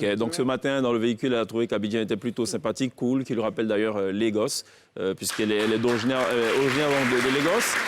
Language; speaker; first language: French; native; French